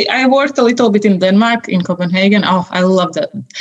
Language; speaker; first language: English; non-native, fluent; Latvian